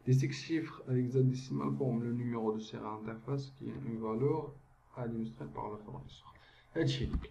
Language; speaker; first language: French; non-native, local second language; Arabic